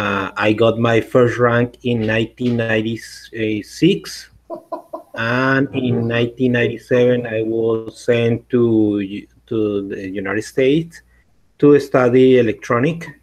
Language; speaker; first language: English; non-native, learner; Spanish